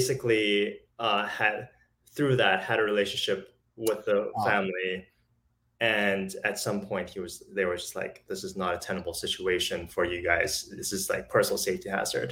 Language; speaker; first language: English; early bilingual, other home language; Chinese